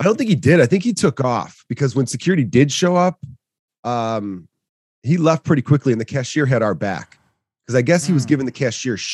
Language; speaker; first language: English; native; English